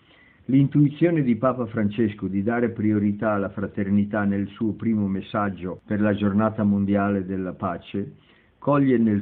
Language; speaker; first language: Italian; native; Italian